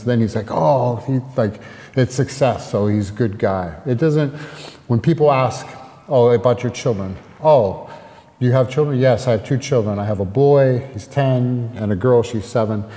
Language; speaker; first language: English; native; English